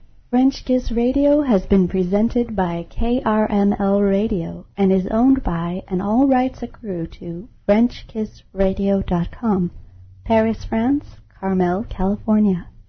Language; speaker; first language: English; native; English